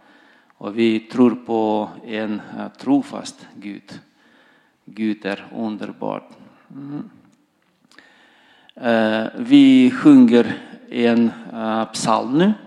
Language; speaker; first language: Swedish; non-native, fluent; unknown